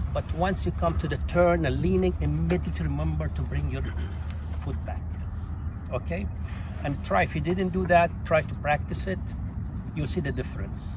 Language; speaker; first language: English; non-native, fluent; Arabic